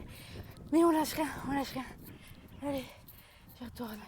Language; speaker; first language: French; native; French